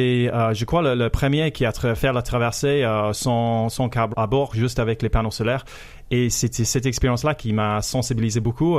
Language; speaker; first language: French; non-native, fluent; English